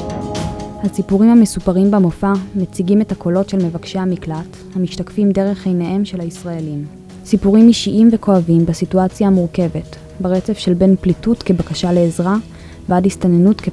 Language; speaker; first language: Hebrew; native; Hebrew